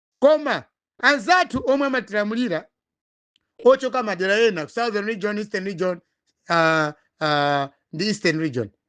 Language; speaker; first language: Nyanja; non-native, local second language; Tumbuka